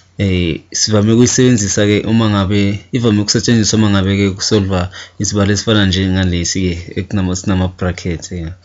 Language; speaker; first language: Zulu; native; Zulu